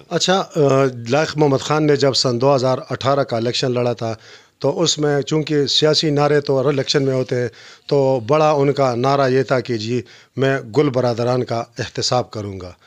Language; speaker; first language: Urdu; non-native, local second language; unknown